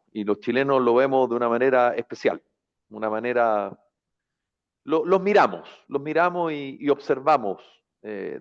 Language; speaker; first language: Spanish; native; Spanish